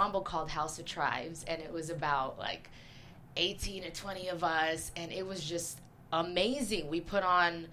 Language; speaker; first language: English; native; English